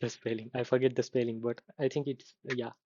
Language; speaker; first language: English; non-native, fluent; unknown